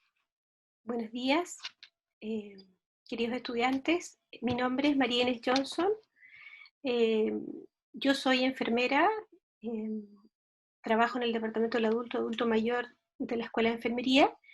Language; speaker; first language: Spanish; native; Spanish